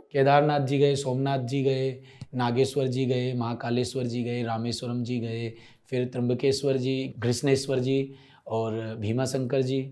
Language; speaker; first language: Hindi; native; Hindi